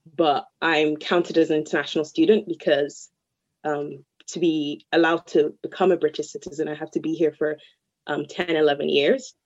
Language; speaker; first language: English; early bilingual, other home language; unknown